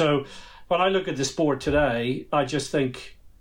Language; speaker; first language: English; native; English